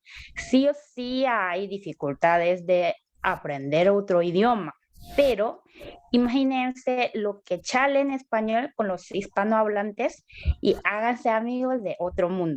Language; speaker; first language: Spanish; non-native, learner; Korean